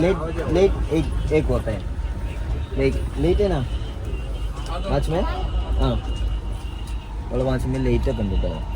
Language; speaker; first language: Hindi; non-native, local second language; Malayalam